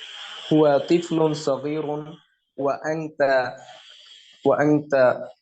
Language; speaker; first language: Arabic; non-native, learner; Bangla